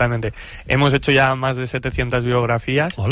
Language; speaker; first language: Spanish; native; Spanish